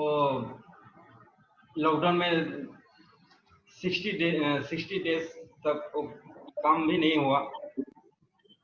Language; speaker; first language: Hindi; non-native, local second language; Bangla